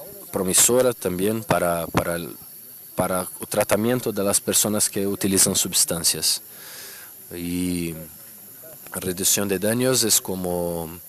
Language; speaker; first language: Spanish; non-native, fluent; Portuguese